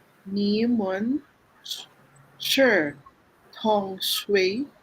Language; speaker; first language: Chinese; non-native, learner; Filipino